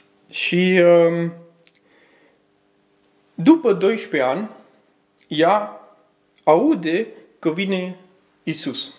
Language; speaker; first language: Romanian; early bilingual, heritage; Romanian